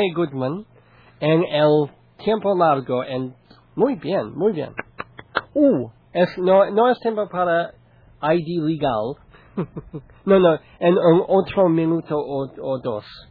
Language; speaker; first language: Spanish; non-native, learner; English